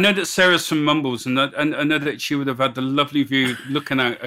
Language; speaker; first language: English; native; English